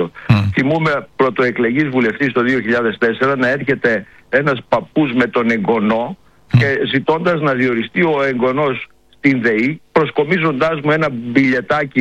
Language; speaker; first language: Greek; native; Greek